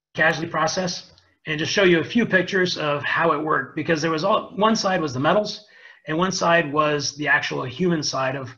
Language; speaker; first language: English; native; English